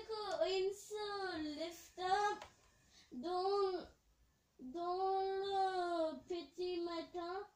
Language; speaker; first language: French; early bilingual, heritage; English